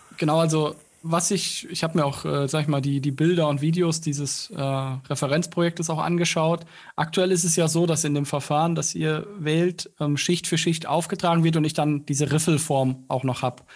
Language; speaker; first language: German; native; German